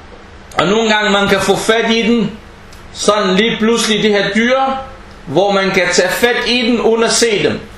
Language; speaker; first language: Danish; early bilingual, other home language; Arabic